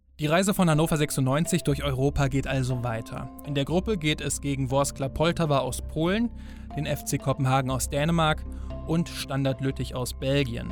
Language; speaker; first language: German; native; German